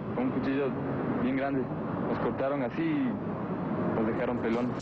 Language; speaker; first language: Spanish; native; Spanish